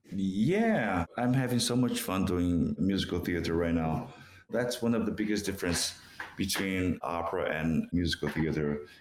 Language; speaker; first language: English; non-native, fluent; Portuguese